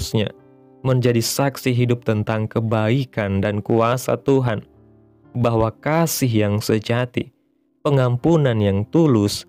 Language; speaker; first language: Indonesian; native; Indonesian